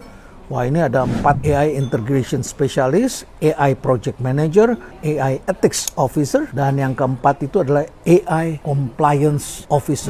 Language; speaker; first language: Indonesian; native; Indonesian